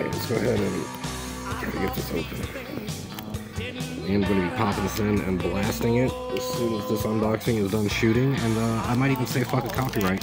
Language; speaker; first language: English; native; English